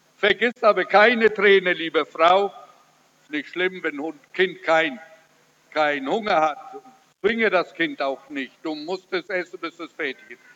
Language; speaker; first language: German; early bilingual, heritage; German